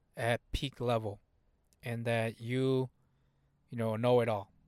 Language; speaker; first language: English; early bilingual, other home language; Hmong